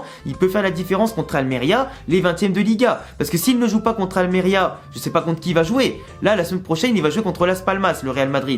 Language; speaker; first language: French; native; French